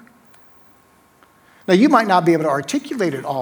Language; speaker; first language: English; native; English